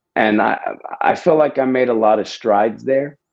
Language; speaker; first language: English; native; English